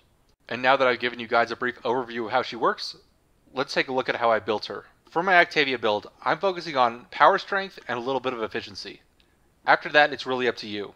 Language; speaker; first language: English; native; English